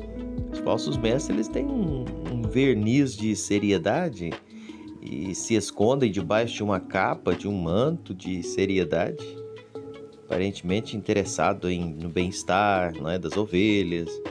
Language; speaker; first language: Portuguese; native; Portuguese